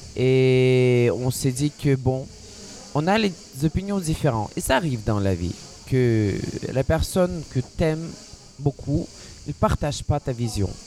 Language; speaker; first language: French; non-native, fluent; Ukrainian